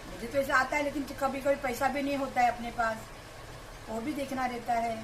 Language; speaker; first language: Hindi; non-native, local second language; Marathi